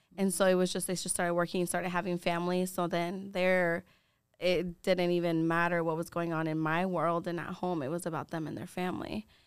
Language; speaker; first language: English; early bilingual, other home language; Spanish